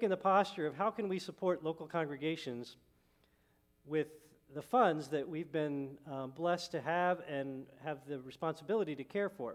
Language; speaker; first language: English; native; English